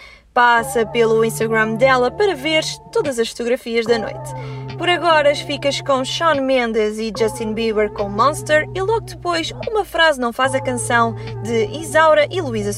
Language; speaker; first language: Portuguese; native; Portuguese